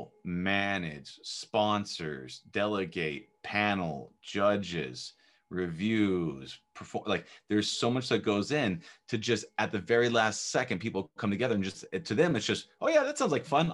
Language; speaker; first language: English; native; English